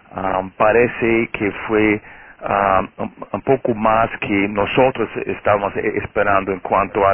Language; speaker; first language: Spanish; non-native, fluent; Portuguese